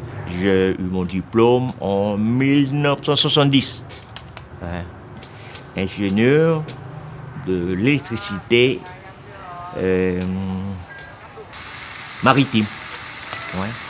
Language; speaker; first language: French; non-native, local second language; Vietnamese